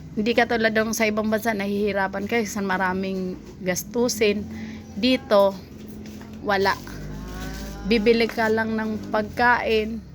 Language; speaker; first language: Filipino; non-native, local second language; Cebuano